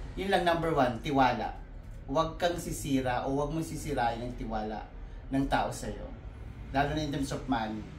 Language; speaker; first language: Filipino; non-native, local second language; Bikol